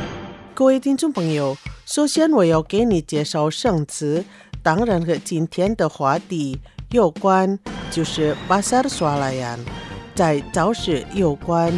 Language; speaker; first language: Chinese; early bilingual, heritage; Chinese